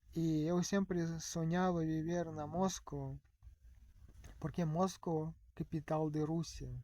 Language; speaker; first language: Portuguese; non-native, learner; Russian